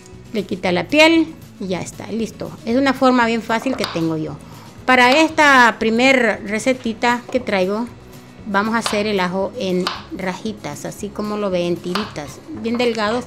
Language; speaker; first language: Spanish; native; Spanish